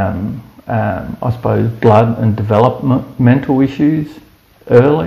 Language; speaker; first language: English; native; English